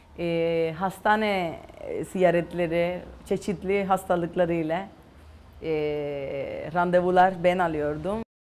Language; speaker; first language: Turkish; non-native, fluent; Spanish